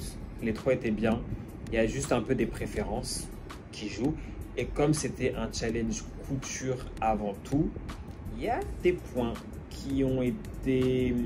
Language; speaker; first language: French; native; French